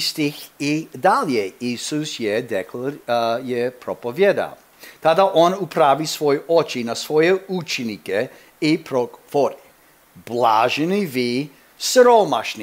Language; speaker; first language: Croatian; early bilingual, heritage; Croatian